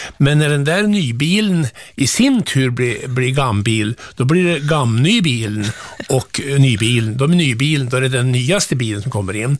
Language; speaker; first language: Swedish; native; Swedish